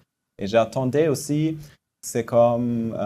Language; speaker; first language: French; non-native, fluent; German